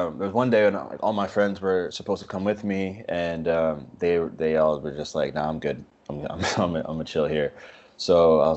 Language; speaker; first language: English; native; English